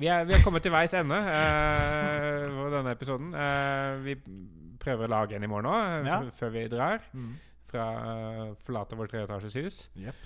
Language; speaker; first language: Norwegian; native; Norwegian